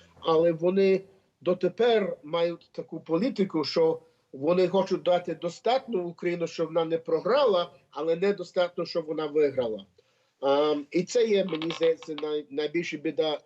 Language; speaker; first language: Ukrainian; early bilingual, heritage; Ukrainian